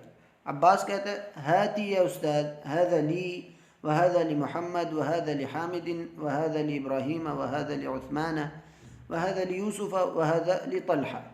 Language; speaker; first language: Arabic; non-native, fluent; Urdu